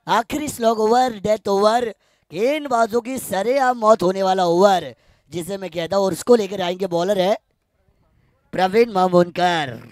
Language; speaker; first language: Hindi; non-native, local second language; Marathi